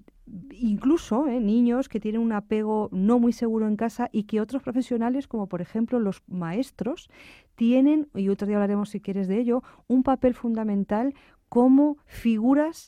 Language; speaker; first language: Spanish; native; Spanish